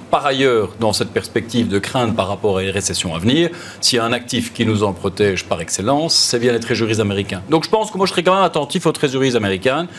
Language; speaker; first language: French; native; French